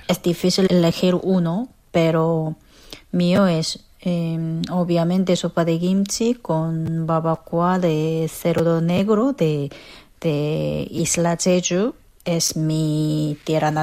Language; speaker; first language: Spanish; non-native, fluent; Korean